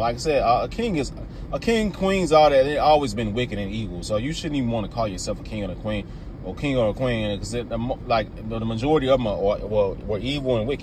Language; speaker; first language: English; native; English